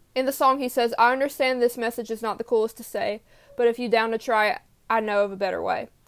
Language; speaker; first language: English; native; English